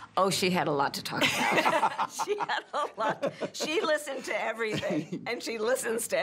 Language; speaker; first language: English; native; English